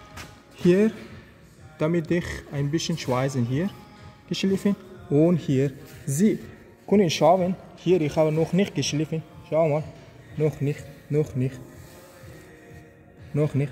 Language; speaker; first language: German; non-native, learner; Persian